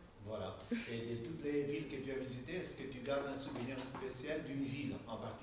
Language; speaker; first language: French; non-native, fluent; Spanish